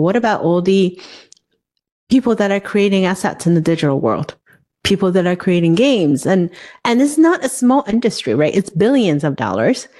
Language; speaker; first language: English; non-native, local second language; Cantonese